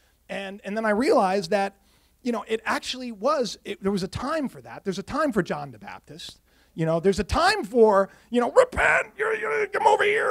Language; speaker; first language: English; native; English